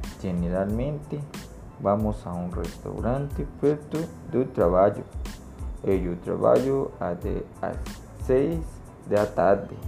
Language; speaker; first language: Portuguese; non-native, learner; Spanish